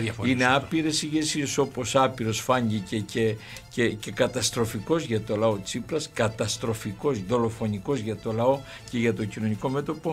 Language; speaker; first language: Greek; native; Greek